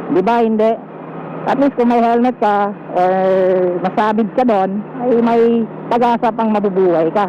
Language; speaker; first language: Filipino; non-native, local second language; Cebuano